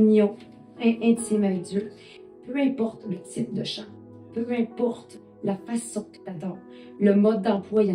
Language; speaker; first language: French; native; French